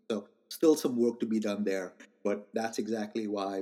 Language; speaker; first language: English; non-native, local second language; Hindi